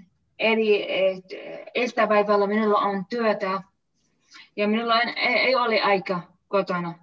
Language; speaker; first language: Finnish; non-native, learner; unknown